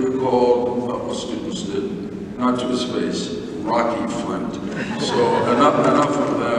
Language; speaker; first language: English; native; English